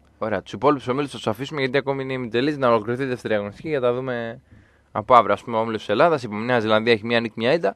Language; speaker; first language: Greek; native; Greek